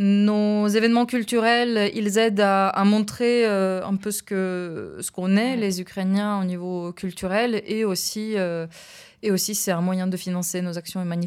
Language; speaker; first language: French; non-native, fluent; Ukrainian